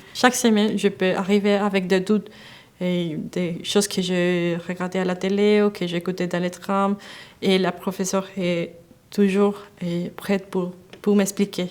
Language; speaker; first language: French; non-native, fluent; Spanish